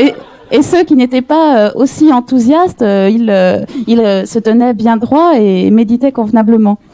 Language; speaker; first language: French; native; French